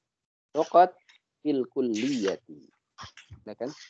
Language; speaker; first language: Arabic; non-native, fluent; Indonesian